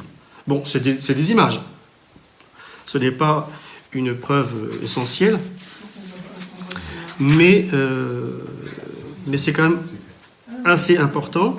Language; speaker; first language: French; native; French